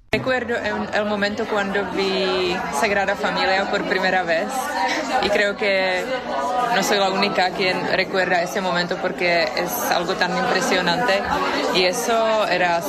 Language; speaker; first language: Spanish; non-native, fluent; Czech